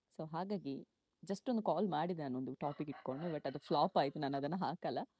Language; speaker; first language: Kannada; non-native, local second language; Tulu